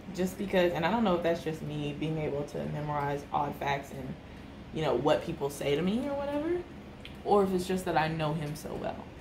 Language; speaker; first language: English; native; English